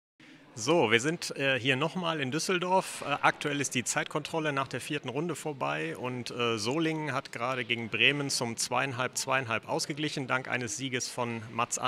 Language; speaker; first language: German; native; German